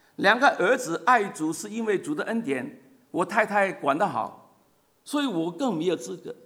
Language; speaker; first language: Chinese; non-native, local second language; Cantonese